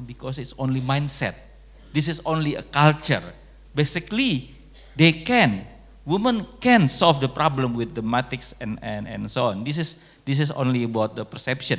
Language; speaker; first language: English; non-native, local second language; Indonesian